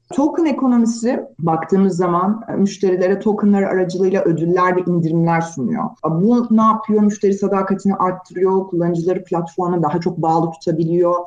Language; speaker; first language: Turkish; native; Turkish